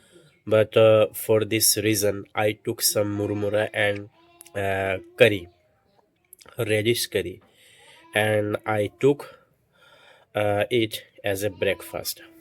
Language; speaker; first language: English; non-native, learner; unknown